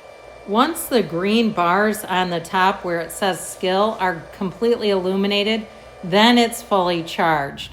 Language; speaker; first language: English; native; English